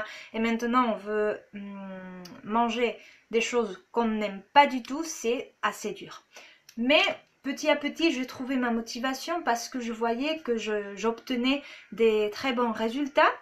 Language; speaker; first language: French; non-native, fluent; Spanish